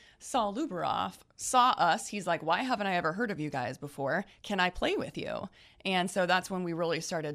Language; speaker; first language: English; native; English